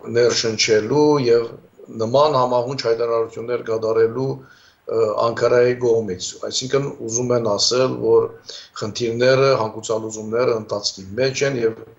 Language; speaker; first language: Armenian; early bilingual, heritage; Armenian